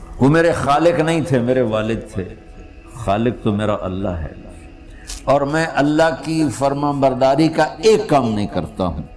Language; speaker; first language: Urdu; non-native, local second language; Punjabi